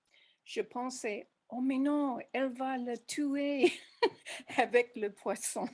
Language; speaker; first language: French; non-native, learner; English